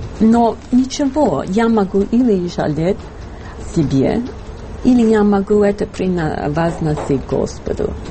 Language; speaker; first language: Russian; non-native, fluent; English